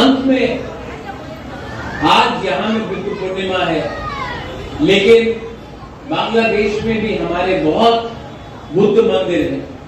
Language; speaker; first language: Hindi; non-native, local second language; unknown